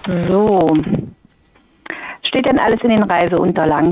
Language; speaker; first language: German; native; German